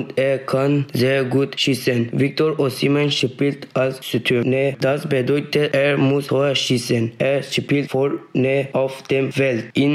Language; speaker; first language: German; non-native, learner; Turkish